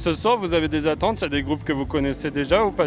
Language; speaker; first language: French; native; French